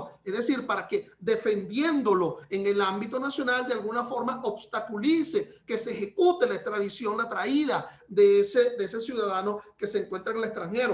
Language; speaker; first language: Spanish; native; Spanish